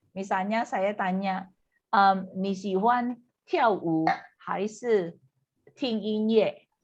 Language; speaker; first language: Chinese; non-native, fluent; Indonesian